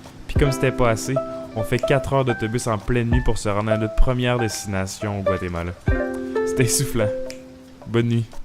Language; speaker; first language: French; native; French